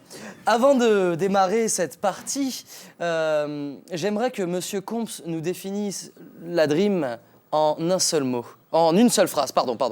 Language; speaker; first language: French; native; French